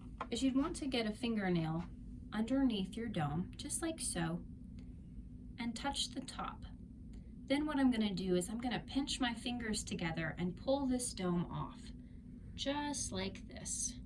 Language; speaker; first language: English; native; English